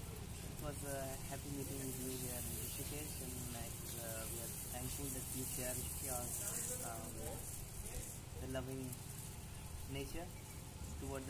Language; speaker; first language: English; non-native, local second language; Hindi